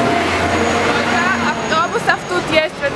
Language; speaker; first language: Russian; early bilingual, heritage; Russian